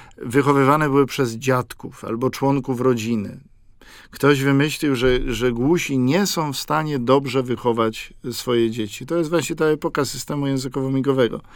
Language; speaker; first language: Polish; native; Polish